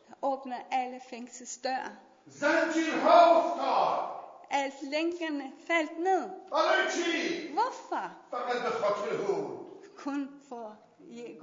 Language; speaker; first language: Danish; non-native, learner; Persian